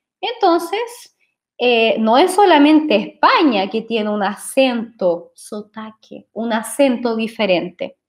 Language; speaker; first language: Spanish; non-native, fluent; Portuguese